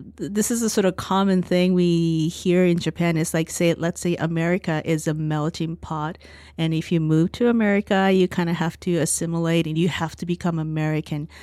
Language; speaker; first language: English; non-native, fluent; Japanese